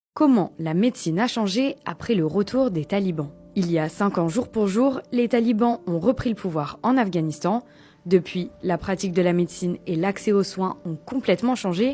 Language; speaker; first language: French; native; French